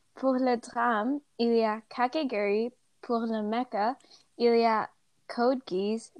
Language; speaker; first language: French; non-native, learner; English